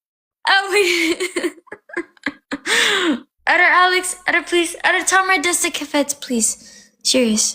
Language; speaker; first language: English; non-native, learner; Amharic